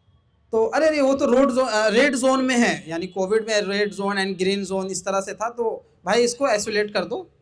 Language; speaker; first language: Hindi; native; Hindi